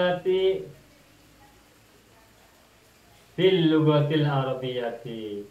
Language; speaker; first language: Arabic; non-native, fluent; Indonesian